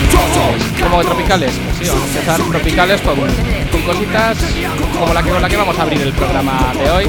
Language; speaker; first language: Spanish; native; Spanish